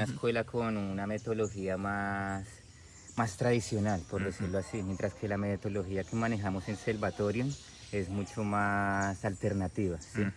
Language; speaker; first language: Spanish; native; Spanish